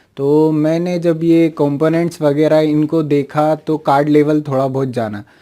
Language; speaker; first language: Hindi; native; Hindi